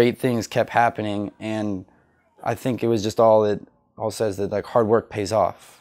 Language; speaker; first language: English; native; English